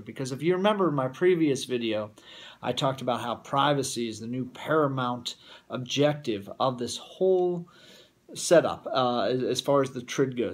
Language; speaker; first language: English; native; English